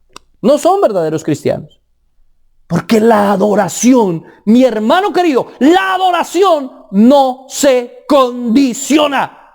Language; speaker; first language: Spanish; native; Spanish